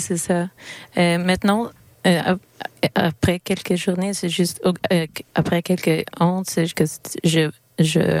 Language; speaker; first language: French; non-native, learner; Swedish